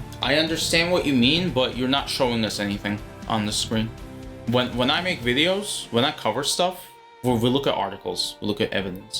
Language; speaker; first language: English; native; English